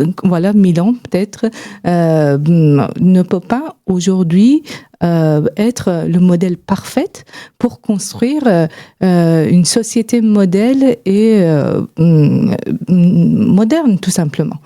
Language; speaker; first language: French; non-native, fluent; Persian